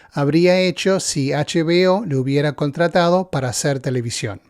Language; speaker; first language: Spanish; early bilingual, heritage; Spanish